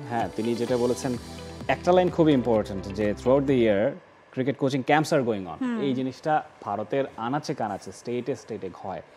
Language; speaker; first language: Bangla; native; Bangla